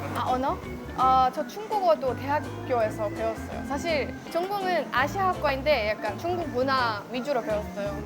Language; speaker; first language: Korean; non-native, fluent; Estonian